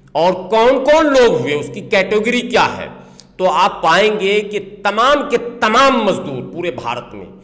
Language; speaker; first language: Hindi; native; Hindi